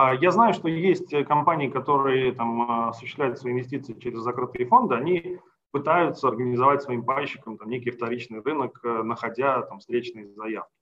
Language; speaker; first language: Russian; native; Russian